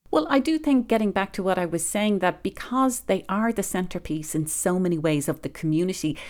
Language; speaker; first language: English; native; English